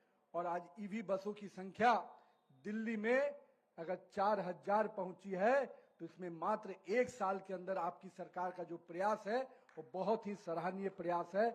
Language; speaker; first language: Hindi; native; Hindi